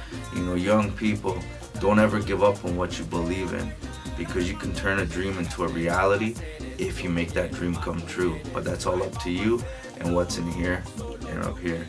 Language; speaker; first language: English; early bilingual, other home language; Spanish